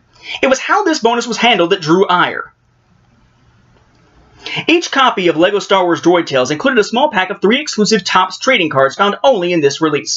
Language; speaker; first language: English; native; English